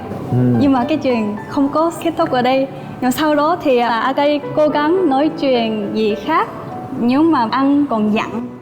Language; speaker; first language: Vietnamese; non-native, learner; Japanese